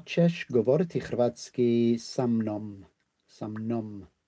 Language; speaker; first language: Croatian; non-native, learner; English